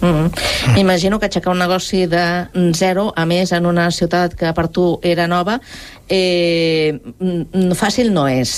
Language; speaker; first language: Catalan; native; Catalan